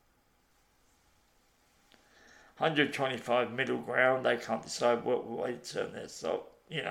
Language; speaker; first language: English; native; English